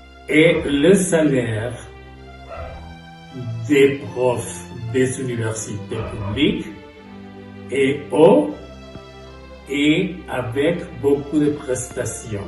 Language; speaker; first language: French; non-native, fluent; Spanish